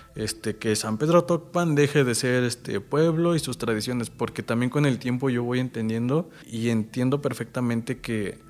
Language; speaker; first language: Spanish; native; Spanish